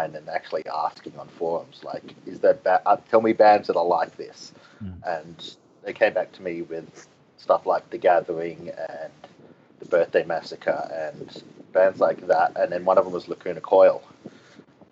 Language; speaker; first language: English; native; English